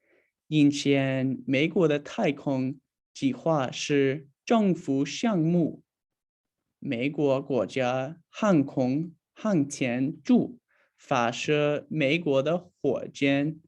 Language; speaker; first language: Chinese; non-native, learner; English